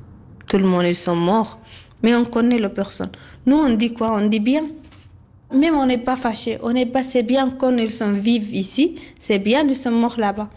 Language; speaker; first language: French; non-native, learner; Arabic